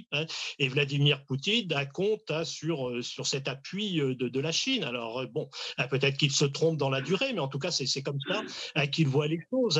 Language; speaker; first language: French; native; French